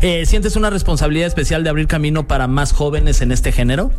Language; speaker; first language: Spanish; native; Spanish